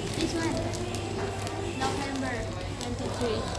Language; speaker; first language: English; non-native, learner; Serbian